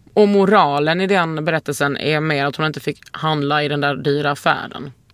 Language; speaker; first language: Swedish; native; Swedish